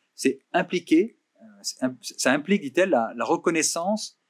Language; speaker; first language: French; native; French